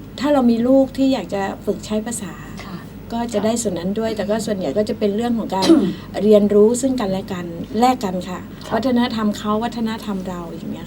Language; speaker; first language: Thai; native; Thai